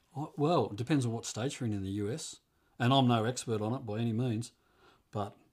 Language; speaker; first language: English; native; English